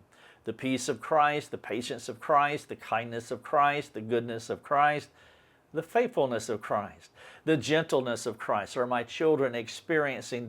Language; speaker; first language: English; native; English